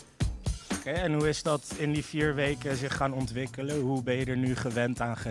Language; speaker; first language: Dutch; native; Dutch